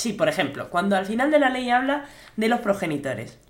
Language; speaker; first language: Spanish; native; Spanish